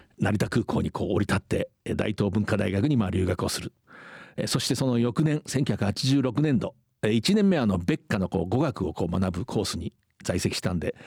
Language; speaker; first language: Japanese; native; Japanese